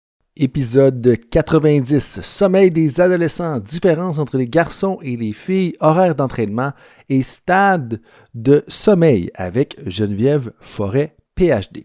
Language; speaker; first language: French; native; French